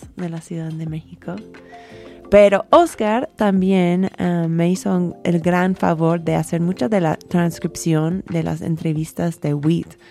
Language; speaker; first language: Spanish; non-native, fluent; English